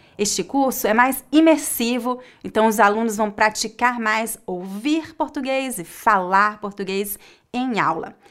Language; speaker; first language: Portuguese; native; Portuguese